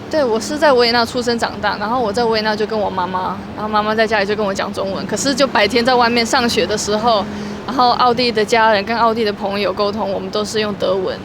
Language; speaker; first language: Chinese; early bilingual, heritage; Chinese